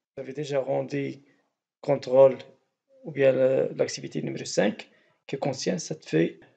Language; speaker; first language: French; non-native, local second language; Arabic